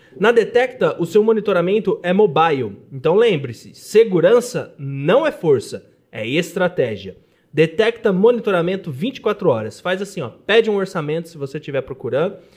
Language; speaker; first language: Portuguese; native; Portuguese